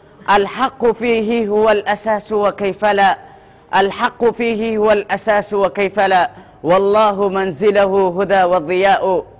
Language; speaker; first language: Arabic; non-native, learner; Urdu